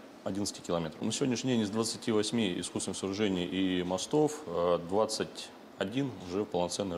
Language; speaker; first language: Russian; native; Russian